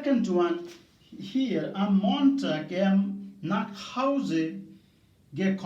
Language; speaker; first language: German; non-native, fluent; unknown